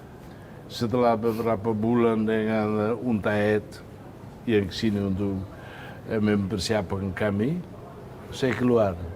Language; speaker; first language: Indonesian; non-native, fluent; Tetum